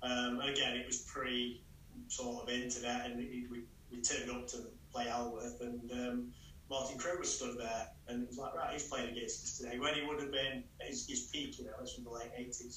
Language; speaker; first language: English; native; English